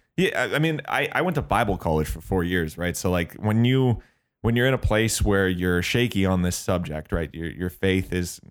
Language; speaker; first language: English; native; English